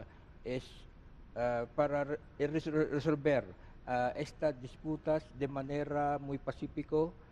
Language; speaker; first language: Spanish; non-native, learner; Filipino